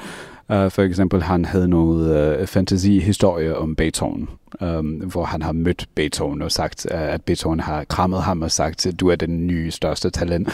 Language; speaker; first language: Danish; non-native, fluent; English